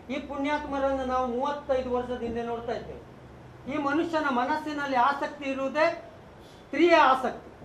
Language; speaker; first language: Kannada; native; Kannada